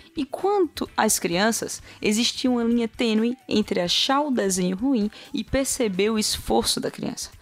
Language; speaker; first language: Portuguese; native; Portuguese